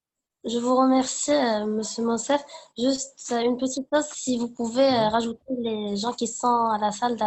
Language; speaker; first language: French; non-native, local second language; Arabic